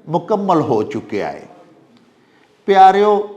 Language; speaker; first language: Urdu; non-native, local second language; Punjabi